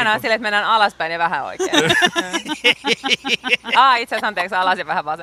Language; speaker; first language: Finnish; native; Finnish